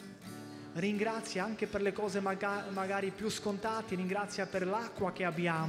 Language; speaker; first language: Italian; native; Italian